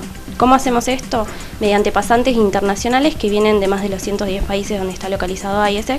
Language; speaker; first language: Spanish; native; Spanish